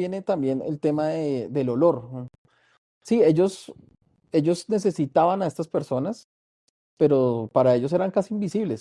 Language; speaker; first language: Spanish; native; Spanish